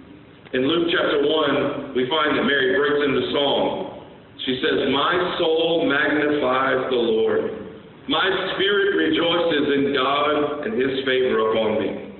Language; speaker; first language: English; native; English